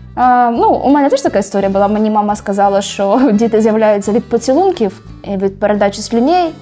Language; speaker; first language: Ukrainian; non-native, local second language; Russian